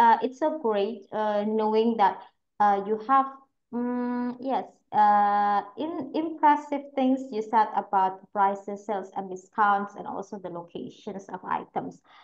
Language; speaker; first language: English; non-native, fluent; Indonesian